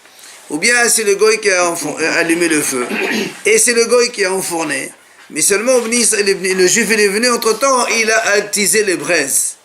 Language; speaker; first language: French; native; French